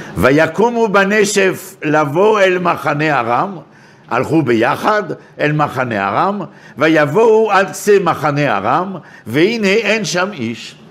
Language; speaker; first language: Hebrew; non-native, fluent; French